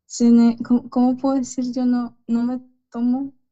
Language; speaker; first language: French; non-native, learner; Spanish